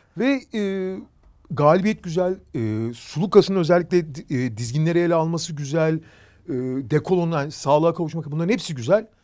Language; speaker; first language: Turkish; native; Turkish